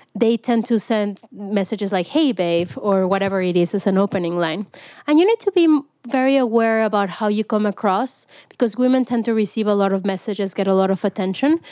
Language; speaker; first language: English; non-native, fluent; Spanish